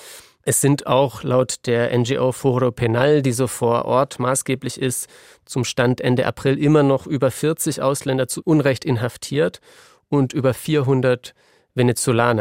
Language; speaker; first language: German; native; German